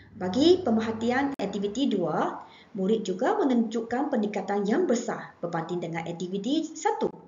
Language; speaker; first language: Malay; non-native, local second language; Chinese